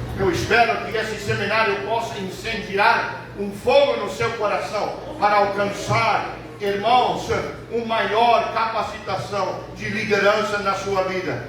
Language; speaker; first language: Portuguese; early bilingual, other home language; English